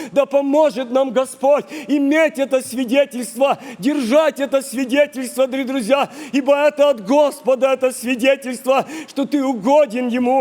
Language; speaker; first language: Russian; non-native, local second language; Ukrainian